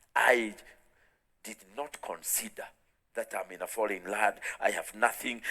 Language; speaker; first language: English; non-native, local second language; Swahili